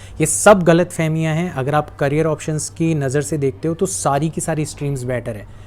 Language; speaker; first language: Hindi; native; Hindi